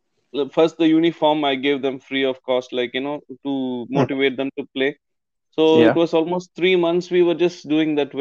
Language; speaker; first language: English; non-native, local second language; Tamil